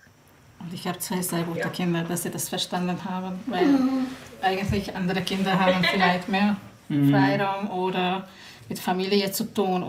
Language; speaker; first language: German; non-native, learner; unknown